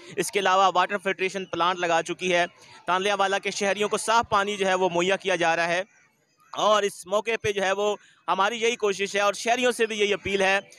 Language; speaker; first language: Urdu; non-native, local second language; Punjabi